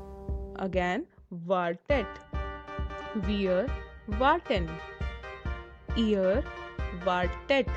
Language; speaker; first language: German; non-native, learner; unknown